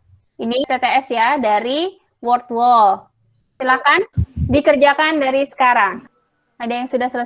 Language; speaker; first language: Indonesian; native; Indonesian